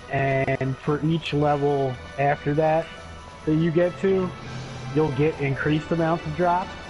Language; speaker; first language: English; native; English